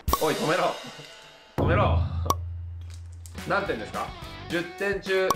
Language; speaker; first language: Japanese; native; Japanese